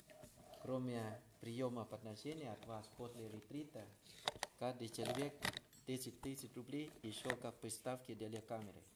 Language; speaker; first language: Russian; non-native, learner; Thai